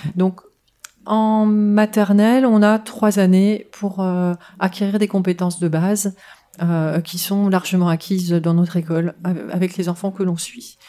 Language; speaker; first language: French; native; French